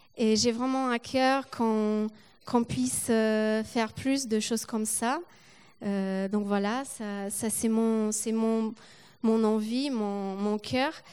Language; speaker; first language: French; non-native, fluent; Polish